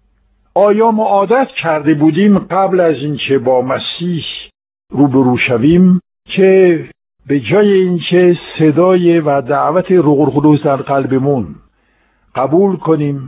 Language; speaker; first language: Persian; non-native, fluent; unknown